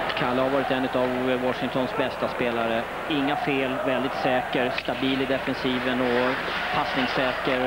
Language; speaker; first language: Swedish; native; Swedish